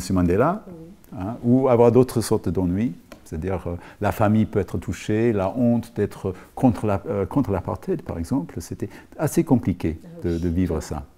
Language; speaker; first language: French; non-native, fluent; English